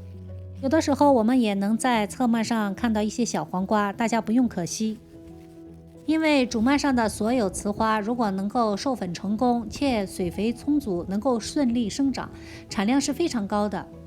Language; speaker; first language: Chinese; native; Chinese